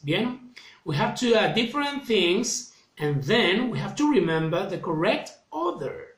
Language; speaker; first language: English; non-native, fluent; Spanish